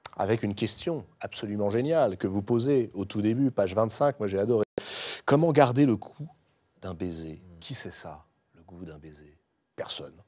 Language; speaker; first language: French; native; French